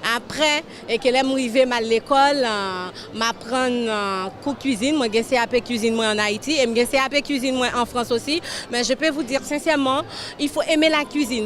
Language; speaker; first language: French; non-native, local second language; Haitian Creole